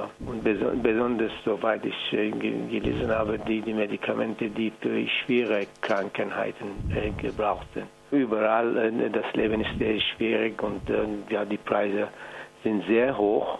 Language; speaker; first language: German; non-native, fluent; Persian